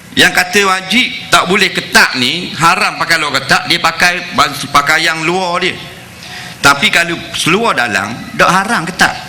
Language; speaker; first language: Malay; native; Malay